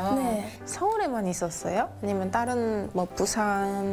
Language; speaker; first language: Korean; native; Korean